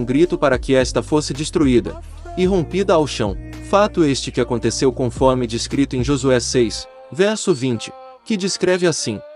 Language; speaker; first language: Portuguese; native; Portuguese